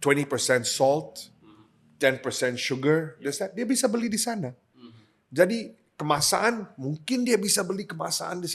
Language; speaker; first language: Indonesian; non-native, fluent; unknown